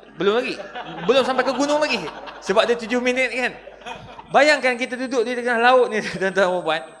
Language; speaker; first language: Malay; native; Malay